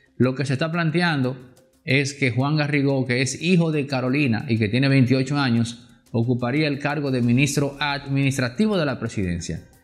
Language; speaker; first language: Spanish; native; Spanish